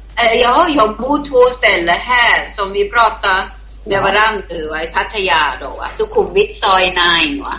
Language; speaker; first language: Swedish; non-native, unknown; Thai